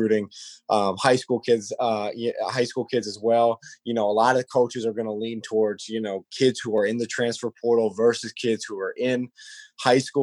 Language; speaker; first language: English; native; English